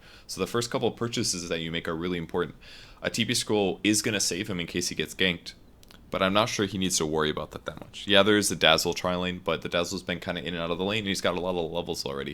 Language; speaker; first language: English; native; English